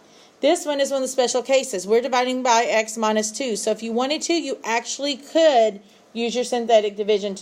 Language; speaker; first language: English; native; English